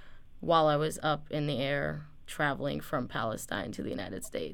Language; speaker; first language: English; native; English